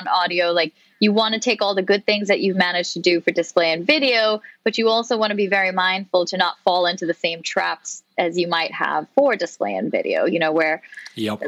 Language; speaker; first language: English; non-native, local second language; Urdu